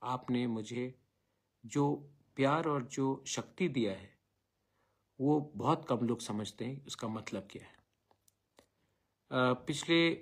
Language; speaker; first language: Hindi; non-native, local second language; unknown